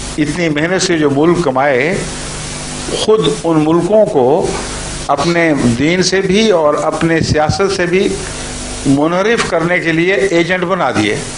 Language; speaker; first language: Urdu; native; Urdu